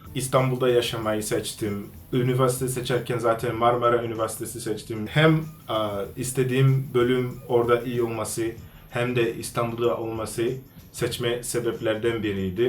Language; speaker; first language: Turkish; non-native, fluent; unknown